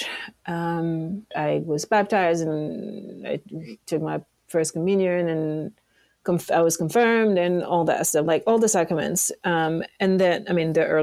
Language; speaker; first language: English; non-native, local second language; French